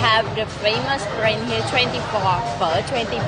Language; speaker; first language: English; non-native, learner; Vietnamese